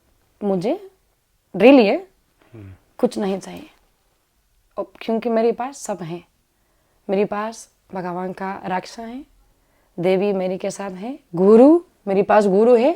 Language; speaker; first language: Hindi; non-native, learner; Spanish